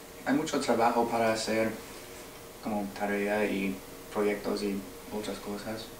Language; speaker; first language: Spanish; non-native, learner; English